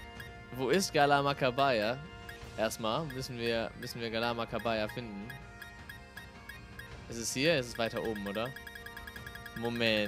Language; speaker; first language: German; native; German